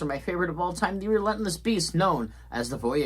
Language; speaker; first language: English; native; English